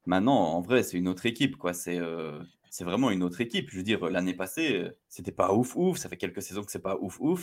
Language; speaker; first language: French; native; French